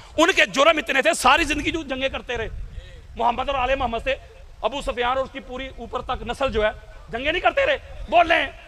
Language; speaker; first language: Urdu; non-native, local second language; Punjabi